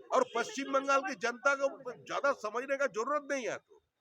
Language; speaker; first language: Hindi; non-native, local second language; Bangla